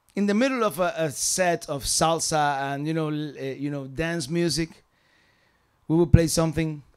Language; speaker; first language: English; non-native, fluent; Spanish